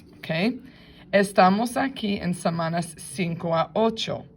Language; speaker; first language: Spanish; non-native, fluent; English